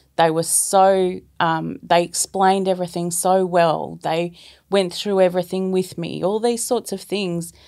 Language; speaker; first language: English; native; English